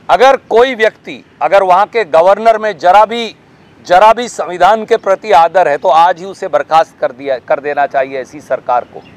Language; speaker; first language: Hindi; native; Hindi